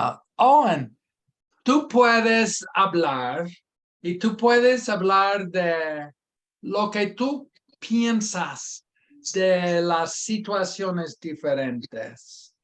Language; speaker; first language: Spanish; non-native, fluent; English